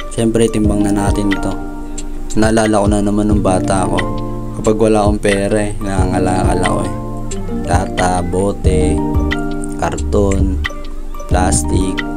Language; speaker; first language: Filipino; native; Filipino